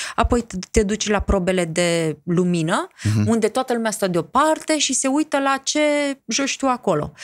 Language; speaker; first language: Romanian; native; Romanian